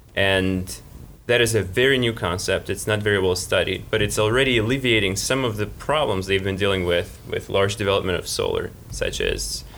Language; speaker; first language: English; early bilingual, other home language; Russian